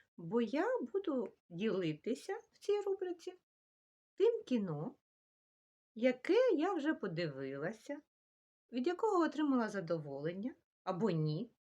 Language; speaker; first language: Ukrainian; non-native, local second language; Russian